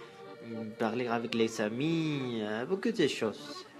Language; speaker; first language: French; non-native, learner; Spanish